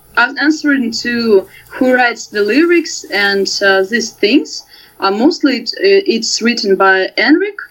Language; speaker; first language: English; non-native, fluent; Russian